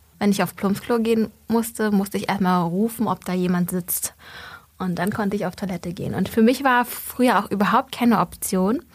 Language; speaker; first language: German; early bilingual, other home language; Vietnamese